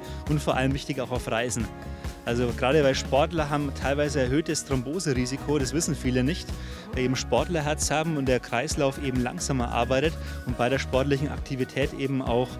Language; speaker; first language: German; native; German